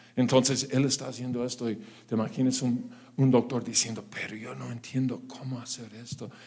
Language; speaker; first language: Spanish; non-native, fluent; English